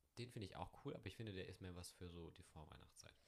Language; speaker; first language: German; native; German